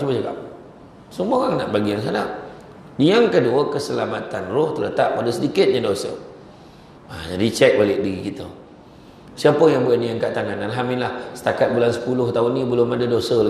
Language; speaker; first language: Malay; native; Malay